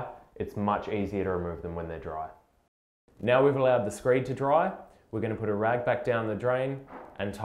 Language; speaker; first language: English; native; English